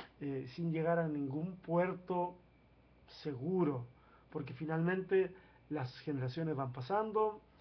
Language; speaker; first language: Spanish; native; Spanish